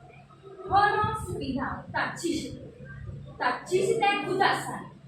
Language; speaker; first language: Japanese; non-native, learner; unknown